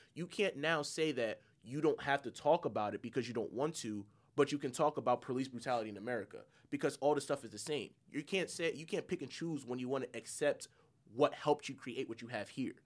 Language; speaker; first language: English; early bilingual, other home language; Yoruba